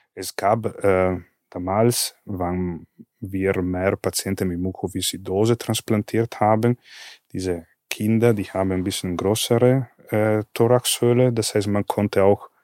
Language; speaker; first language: German; non-native, fluent; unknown